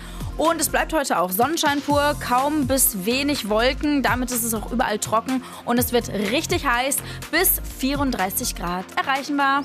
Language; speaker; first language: German; native; German